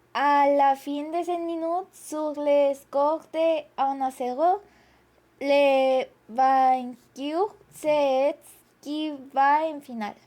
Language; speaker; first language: French; non-native, learner; Spanish